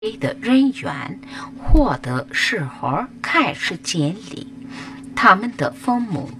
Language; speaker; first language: Chinese; non-native, fluent; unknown